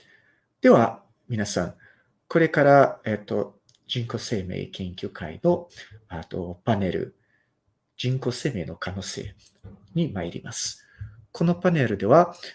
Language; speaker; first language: Japanese; non-native, fluent; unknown